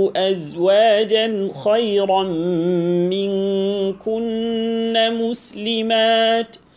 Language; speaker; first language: Arabic; non-native, fluent; Hausa